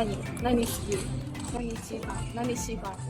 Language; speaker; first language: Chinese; non-native, learner; Japanese